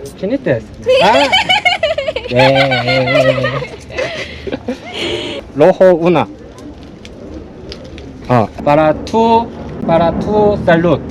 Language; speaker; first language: Spanish; non-native, learner; Korean